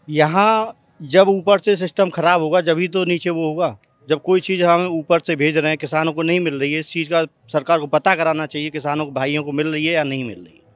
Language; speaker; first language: Hindi; native; Hindi